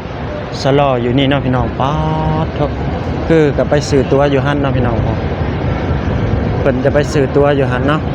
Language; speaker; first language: Thai; non-native, local second language; Lao